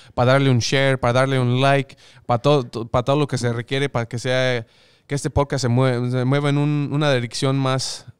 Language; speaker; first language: Spanish; early bilingual, heritage; Spanish